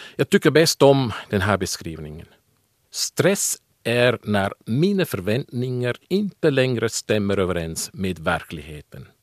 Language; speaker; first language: Swedish; non-native, fluent; German